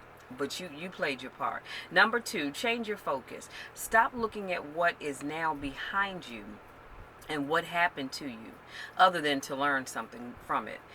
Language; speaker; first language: English; native; English